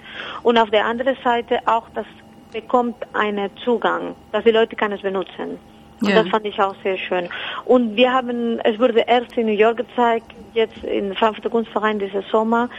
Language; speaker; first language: German; non-native, fluent; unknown